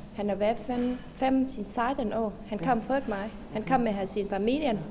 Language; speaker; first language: Danish; non-native, learner; Vietnamese